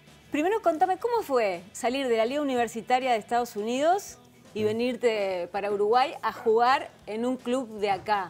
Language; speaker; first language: Spanish; native; Spanish